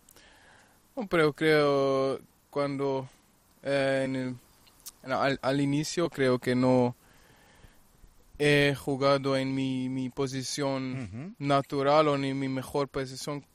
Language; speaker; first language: Spanish; non-native, fluent; German